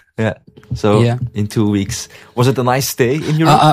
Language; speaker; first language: English; non-native, fluent; Dutch